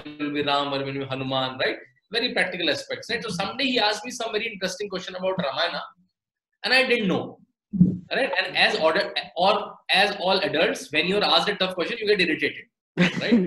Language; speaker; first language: English; non-native, local second language; Hindi